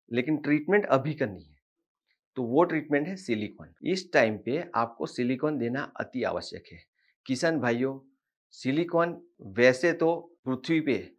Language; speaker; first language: Hindi; non-native, local second language; Marathi